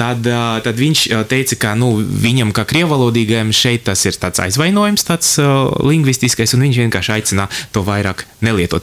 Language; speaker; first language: Latvian; non-native, local second language; Russian